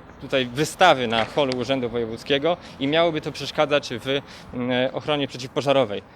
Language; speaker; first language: Polish; native; Polish